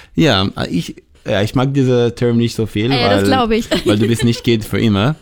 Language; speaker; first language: German; non-native, fluent; Hebrew